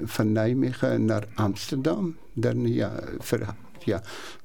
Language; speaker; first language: Dutch; non-native, learner; Persian